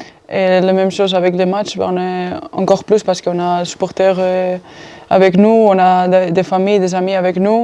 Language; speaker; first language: French; non-native, fluent; Spanish